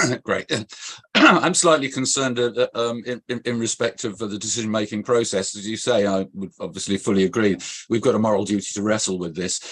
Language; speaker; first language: English; native; English